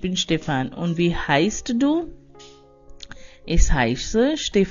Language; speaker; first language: German; non-native, fluent; Hindi